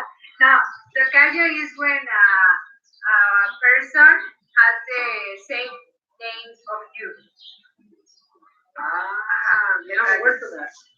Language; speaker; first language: English; non-native, learner; Spanish